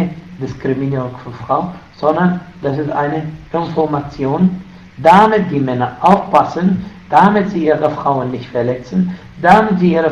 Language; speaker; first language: German; non-native, fluent; Arabic